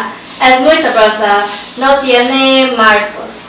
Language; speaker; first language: Spanish; non-native, learner; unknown